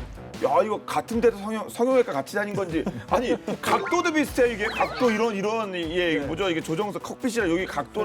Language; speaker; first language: Korean; native; Korean